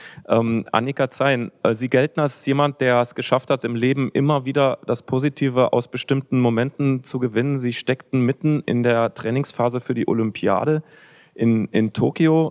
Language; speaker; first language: German; native; German